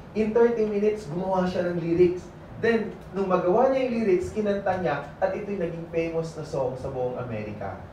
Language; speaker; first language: Filipino; native; Filipino